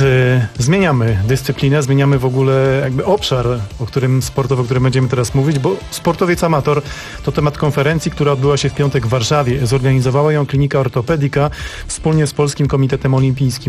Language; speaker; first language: Polish; native; Polish